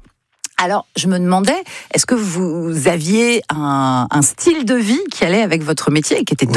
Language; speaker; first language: French; native; French